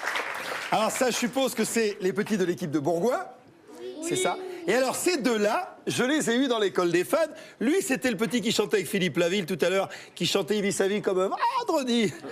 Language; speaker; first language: French; native; French